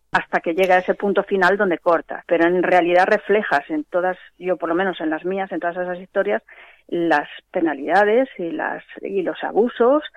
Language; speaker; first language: Spanish; native; Spanish